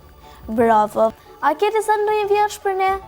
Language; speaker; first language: Albanian; native; Albanian